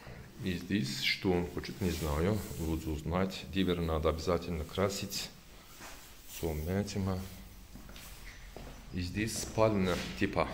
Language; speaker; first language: Russian; non-native, learner; Turkish